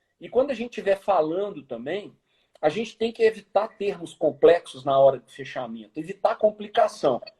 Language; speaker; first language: Portuguese; native; Portuguese